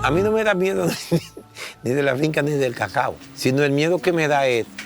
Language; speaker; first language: Spanish; native; Spanish